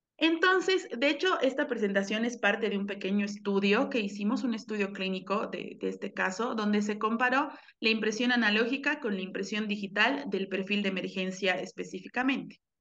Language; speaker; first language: Spanish; native; Spanish